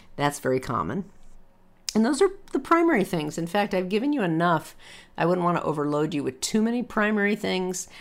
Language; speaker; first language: English; native; English